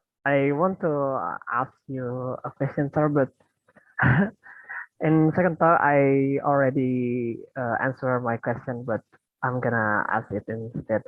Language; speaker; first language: English; non-native, learner; Indonesian